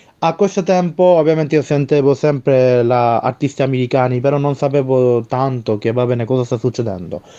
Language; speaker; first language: Italian; non-native, learner; Bangla